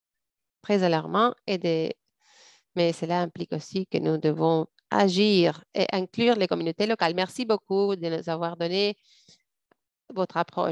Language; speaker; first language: French; non-native, fluent; English